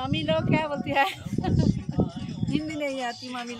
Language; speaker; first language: Hindi; non-native, local second language; Bangla